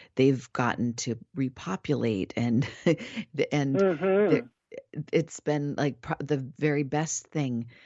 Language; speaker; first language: English; native; English